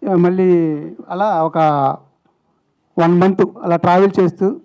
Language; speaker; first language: Telugu; native; Telugu